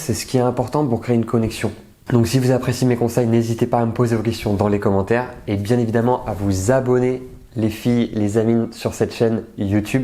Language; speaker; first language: French; native; French